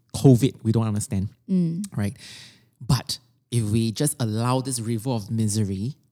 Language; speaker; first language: English; native; English